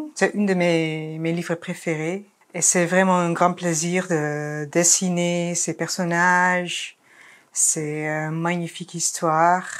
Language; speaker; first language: French; non-native, fluent; Dutch